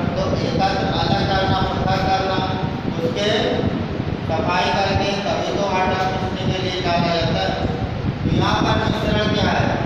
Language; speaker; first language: Hindi; native; Hindi